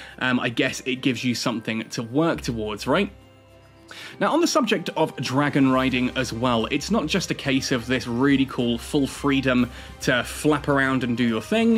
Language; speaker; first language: English; native; English